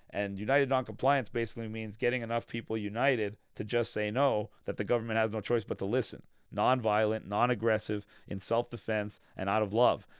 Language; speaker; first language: English; native; English